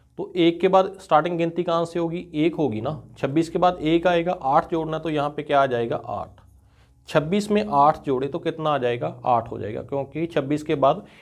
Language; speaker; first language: Hindi; non-native, local second language; Punjabi